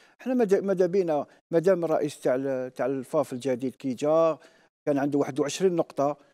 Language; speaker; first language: Arabic; native; Arabic